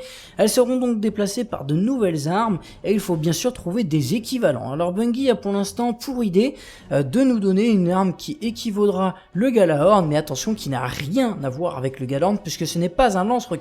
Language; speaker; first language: French; native; French